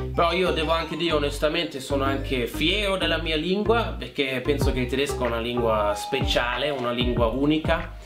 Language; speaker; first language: Italian; non-native, fluent; German